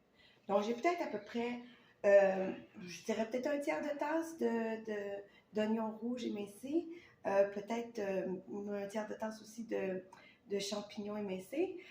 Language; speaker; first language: French; native; French